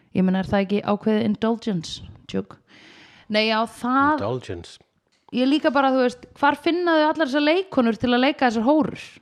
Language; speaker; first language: Icelandic; native; Icelandic